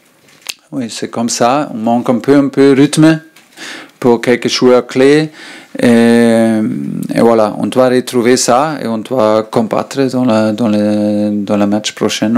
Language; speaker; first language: French; non-native, learner; German